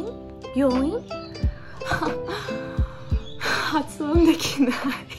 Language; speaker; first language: Japanese; non-native, learner; English